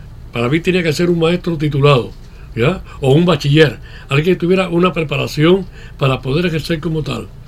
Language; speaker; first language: Spanish; native; Spanish